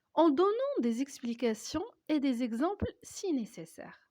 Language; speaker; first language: French; non-native, local second language; Arabic